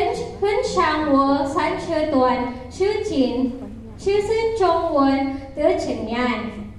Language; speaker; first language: Chinese; non-native, learner; Filipino